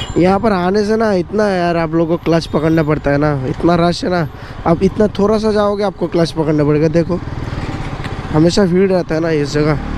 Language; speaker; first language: Hindi; non-native, local second language; Bangla